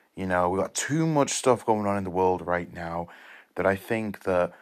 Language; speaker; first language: English; native; English